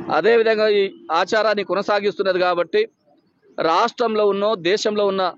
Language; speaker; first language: Telugu; non-native, local second language; Lambadi